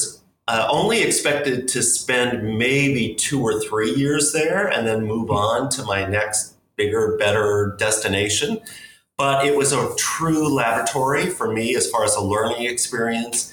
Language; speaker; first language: English; native; English